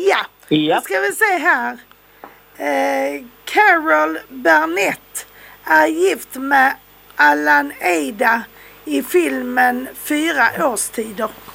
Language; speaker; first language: Swedish; native; Swedish